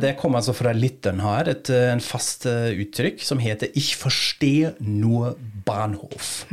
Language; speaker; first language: Norwegian; non-native, fluent; German